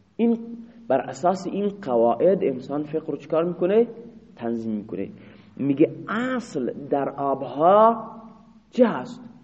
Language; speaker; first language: Persian; non-native, local second language; Baluchi